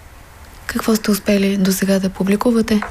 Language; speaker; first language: Bulgarian; native; Bulgarian